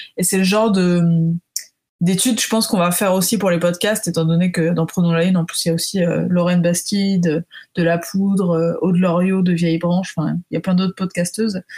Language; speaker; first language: French; native; French